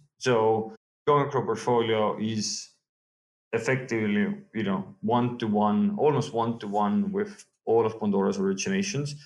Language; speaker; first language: English; non-native, fluent; Estonian